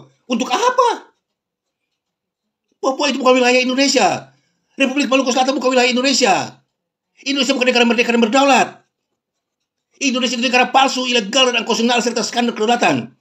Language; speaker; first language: Indonesian; native; Indonesian